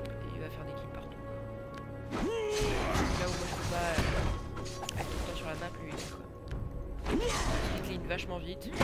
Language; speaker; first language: French; native; French